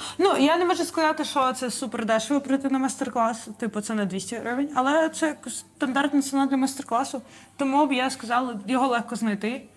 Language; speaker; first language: Ukrainian; native; Ukrainian